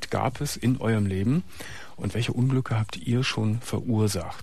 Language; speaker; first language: German; native; German